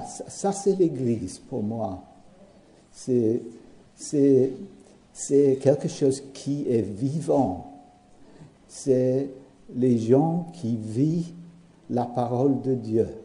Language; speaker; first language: French; non-native, learner; English